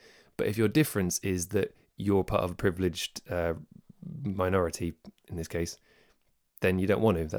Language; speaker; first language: English; native; English